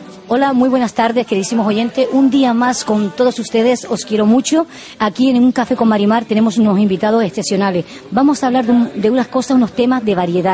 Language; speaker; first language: Spanish; native; Spanish